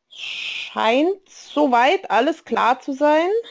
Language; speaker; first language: German; native; German